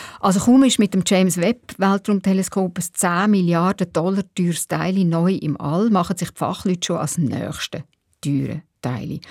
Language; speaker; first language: German; native; German